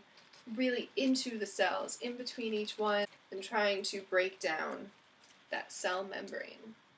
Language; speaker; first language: English; native; English